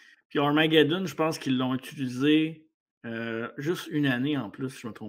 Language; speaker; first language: French; native; French